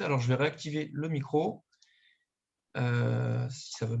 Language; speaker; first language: French; native; French